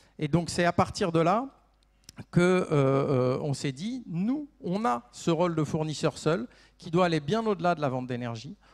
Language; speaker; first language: French; native; French